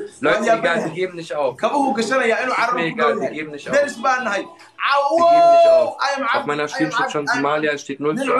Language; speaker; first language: German; early bilingual, other home language; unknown